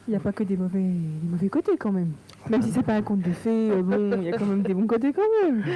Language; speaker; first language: French; native; French